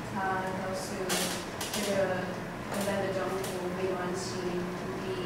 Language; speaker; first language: Chinese; non-native, learner; English